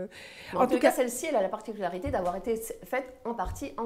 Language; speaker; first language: French; native; French